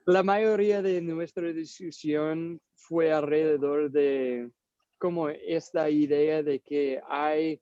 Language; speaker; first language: Spanish; non-native, fluent; English